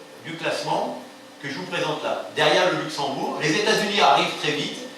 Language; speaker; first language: French; native; French